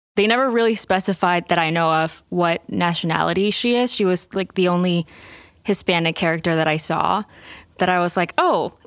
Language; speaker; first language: English; non-native, fluent; Spanish